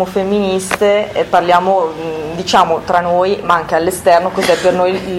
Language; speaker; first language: Italian; native; Italian